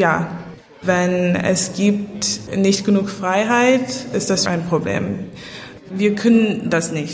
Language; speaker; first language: German; non-native, learner; English